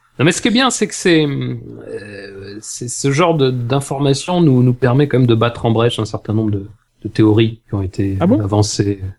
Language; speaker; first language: French; native; French